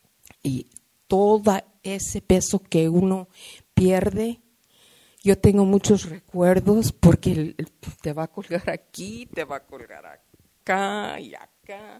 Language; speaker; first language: Spanish; early bilingual, heritage; Spanish